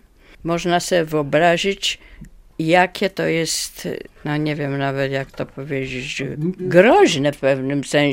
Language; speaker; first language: Polish; native; Polish